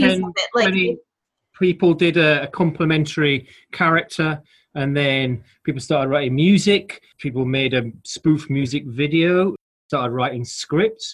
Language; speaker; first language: English; native; English